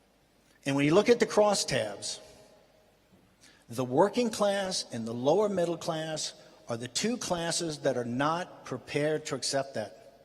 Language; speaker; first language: English; native; English